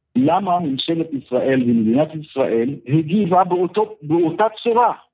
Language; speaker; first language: Hebrew; non-native, fluent; Arabic